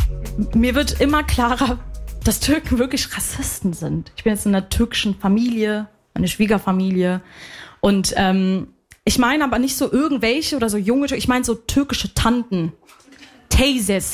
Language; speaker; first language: German; early bilingual, other home language; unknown